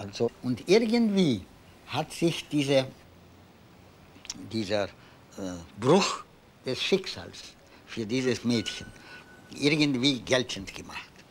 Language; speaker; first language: German; non-native, fluent; Polish